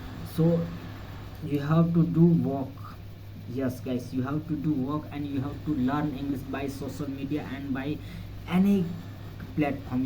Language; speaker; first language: English; non-native, learner; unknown